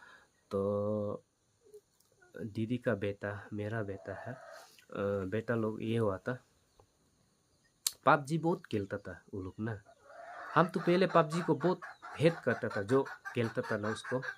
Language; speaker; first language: Hindi; non-native, local second language; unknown